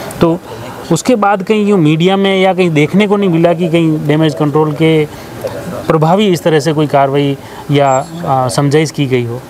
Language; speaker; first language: Hindi; native; Hindi